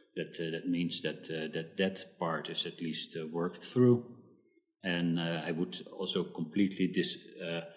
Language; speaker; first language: English; early bilingual, other home language; Dutch